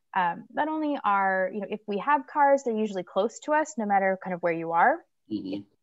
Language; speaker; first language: English; native; English